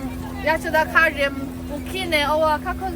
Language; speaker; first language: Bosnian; non-native, learner; Chinese